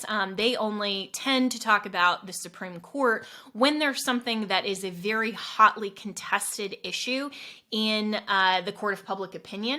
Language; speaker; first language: English; native; English